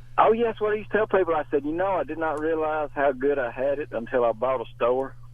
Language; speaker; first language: English; native; English